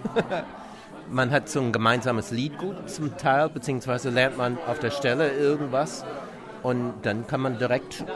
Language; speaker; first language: German; non-native, fluent; English